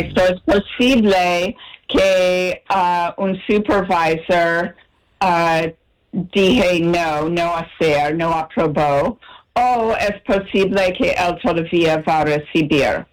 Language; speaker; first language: Spanish; non-native, learner; English